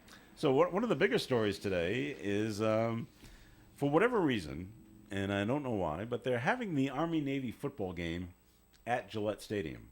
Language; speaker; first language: English; native; English